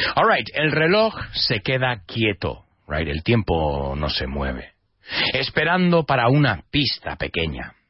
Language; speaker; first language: Spanish; non-native, fluent; English